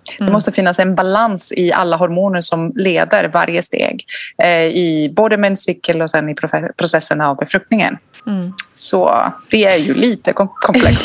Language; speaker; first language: Swedish; non-native, fluent; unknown